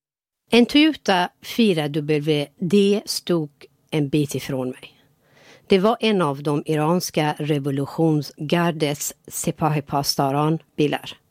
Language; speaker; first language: Swedish; non-native, fluent; Persian